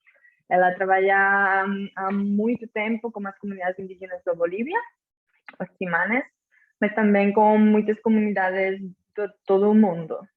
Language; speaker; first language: Portuguese; non-native, fluent; Catalan